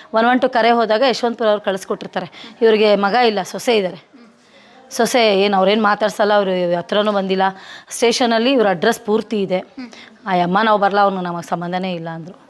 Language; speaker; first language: Kannada; native; Kannada